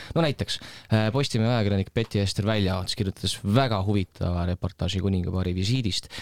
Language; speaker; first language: Estonian; native; Estonian